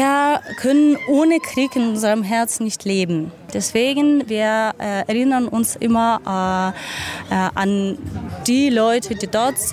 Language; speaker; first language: German; non-native, fluent; Ukrainian